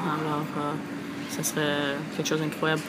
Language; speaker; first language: French; non-native, fluent; English